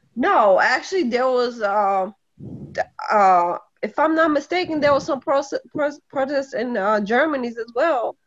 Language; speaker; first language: English; early bilingual, other home language; Polish